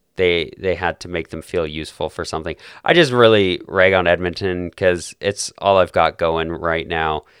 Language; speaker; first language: English; native; English